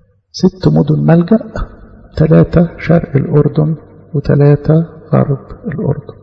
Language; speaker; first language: Arabic; native; Arabic